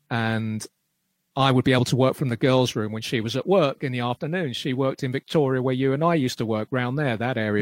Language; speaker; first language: English; native; English